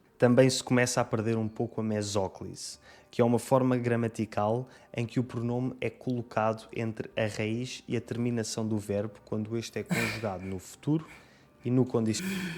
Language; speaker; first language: Portuguese; native; Portuguese